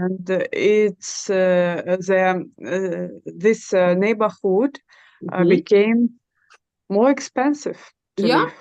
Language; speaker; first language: English; non-native, learner; Russian